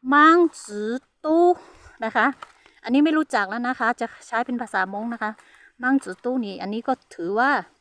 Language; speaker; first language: Thai; non-native, local second language; Hmong